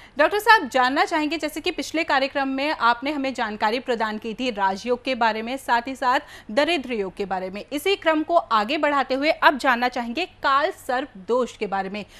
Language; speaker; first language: Hindi; native; Hindi